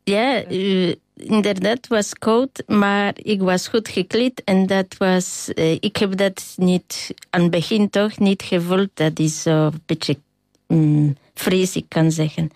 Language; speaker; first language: Dutch; non-native, learner; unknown